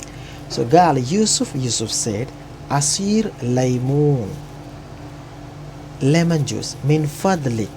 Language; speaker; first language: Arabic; non-native, fluent; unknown